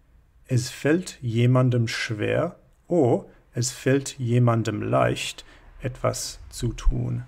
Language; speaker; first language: German; non-native, fluent; English